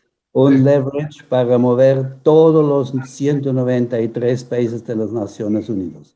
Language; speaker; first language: Spanish; non-native, fluent; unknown